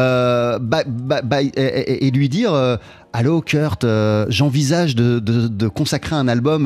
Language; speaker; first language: French; native; French